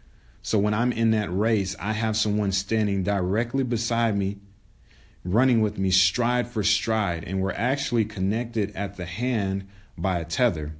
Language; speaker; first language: English; native; English